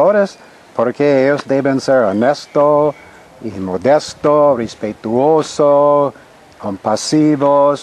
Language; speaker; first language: Spanish; non-native, fluent; English